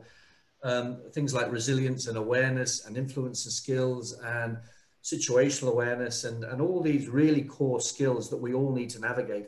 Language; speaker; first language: English; native; English